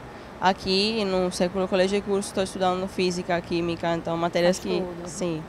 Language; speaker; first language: Portuguese; non-native, learner; Italian